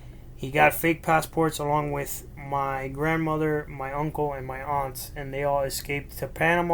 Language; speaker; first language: English; early bilingual, other home language; Spanish